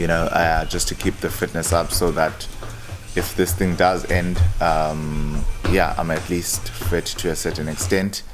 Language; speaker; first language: English; non-native, local second language; Xhosa